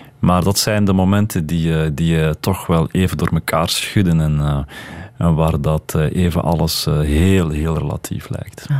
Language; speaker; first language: Dutch; early bilingual, other home language; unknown